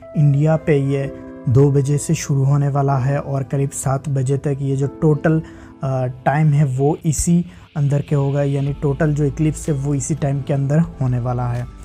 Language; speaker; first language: Hindi; native; Hindi